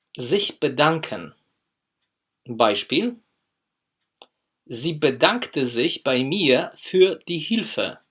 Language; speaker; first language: German; non-native, fluent; Polish